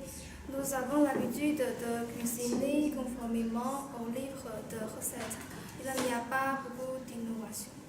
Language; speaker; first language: French; non-native, learner; Chinese